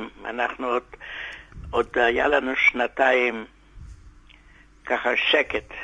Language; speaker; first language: Hebrew; non-native, fluent; Yiddish